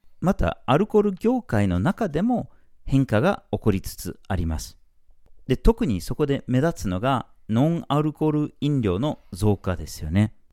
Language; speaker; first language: Japanese; non-native, fluent; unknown